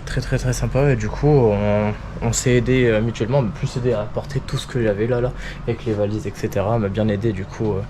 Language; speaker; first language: French; native; French